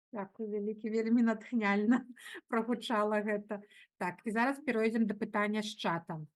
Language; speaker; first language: Belarusian; non-native, local second language; Russian